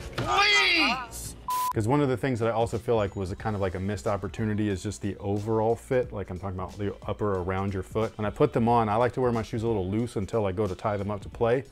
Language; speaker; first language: English; native; English